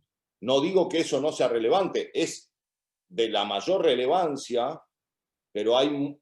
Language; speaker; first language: Spanish; native; Spanish